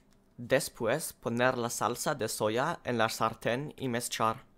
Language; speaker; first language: Spanish; non-native, learner; German